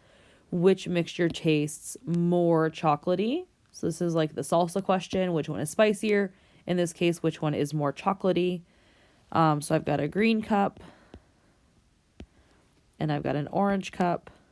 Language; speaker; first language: English; native; English